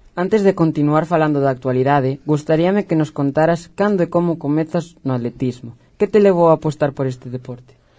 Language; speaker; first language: Galician; native; Galician